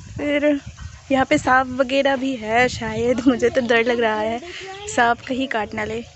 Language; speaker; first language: Hindi; non-native, local second language; Assamese